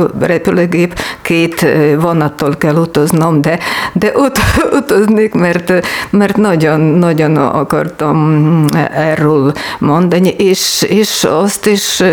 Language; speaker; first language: Hungarian; non-native, learner; Ukrainian